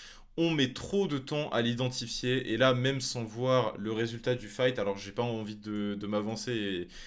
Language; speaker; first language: French; native; French